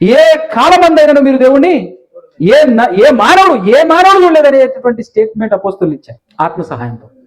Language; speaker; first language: Telugu; non-native, local second language; Lambadi